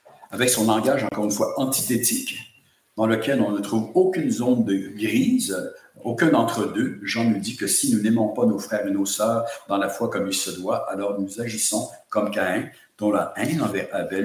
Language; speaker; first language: French; native; French